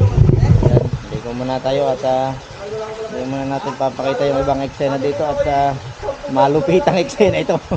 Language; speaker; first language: Filipino; native; Filipino